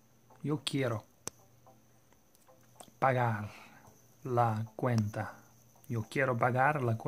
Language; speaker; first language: Spanish; non-native, learner; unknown